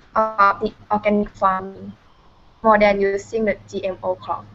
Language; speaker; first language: English; non-native, learner; Thai